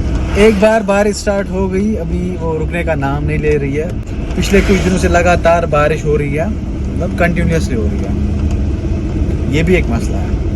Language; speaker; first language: Hindi; non-native, local second language; Kashmiri